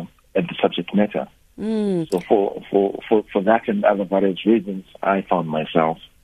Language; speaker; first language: English; non-native, local second language; Shona